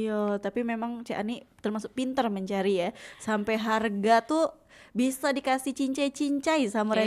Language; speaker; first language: Indonesian; native; Indonesian